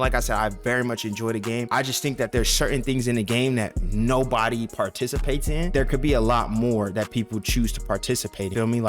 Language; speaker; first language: English; native; English